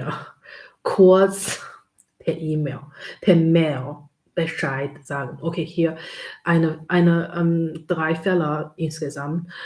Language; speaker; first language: German; non-native, learner; Chinese